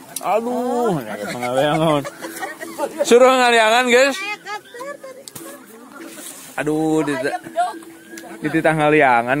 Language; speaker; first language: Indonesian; non-native, local second language; Sundanese